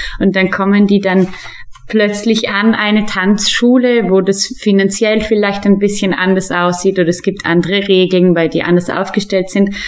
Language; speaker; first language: German; native; German